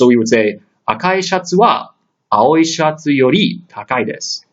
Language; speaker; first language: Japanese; non-native, fluent; English